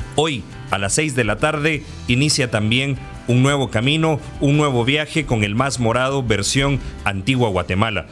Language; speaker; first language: Spanish; native; Spanish